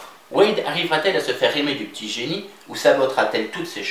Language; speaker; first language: French; native; French